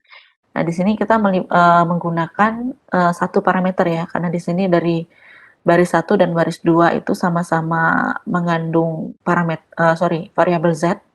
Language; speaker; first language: Indonesian; native; Indonesian